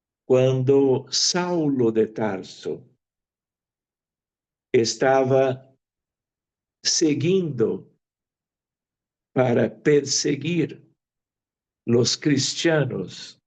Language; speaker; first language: Spanish; non-native, fluent; Portuguese